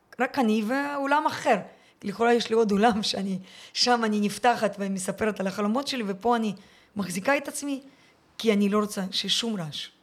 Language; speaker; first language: Hebrew; early bilingual, other home language; Russian